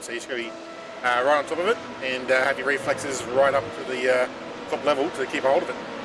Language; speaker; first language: English; native; English